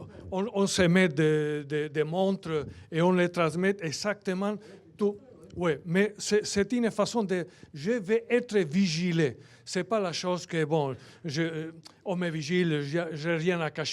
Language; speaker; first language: French; non-native, fluent; Spanish